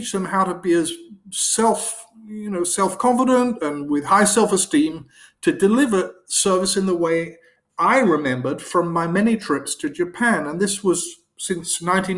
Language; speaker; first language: English; native; English